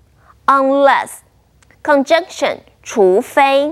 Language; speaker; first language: English; non-native, fluent; Chinese